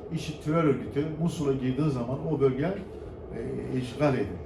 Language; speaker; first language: Turkish; early bilingual, heritage; Turkish